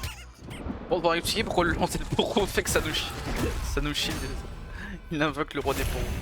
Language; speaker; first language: French; native; French